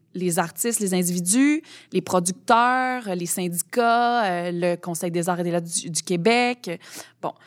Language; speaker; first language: French; native; French